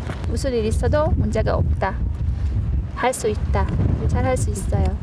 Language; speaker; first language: Korean; non-native, learner; Hungarian